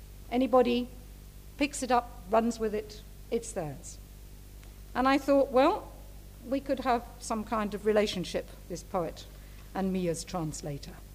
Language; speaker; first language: English; native; English